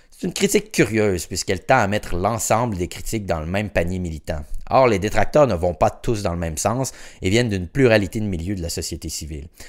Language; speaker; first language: French; native; French